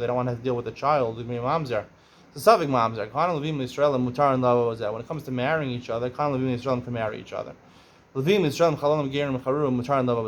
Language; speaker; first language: English; native; English